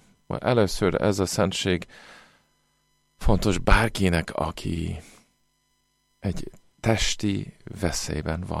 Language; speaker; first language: Hungarian; non-native, fluent; English